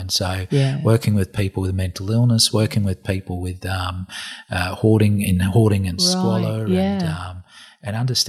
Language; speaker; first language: English; native; English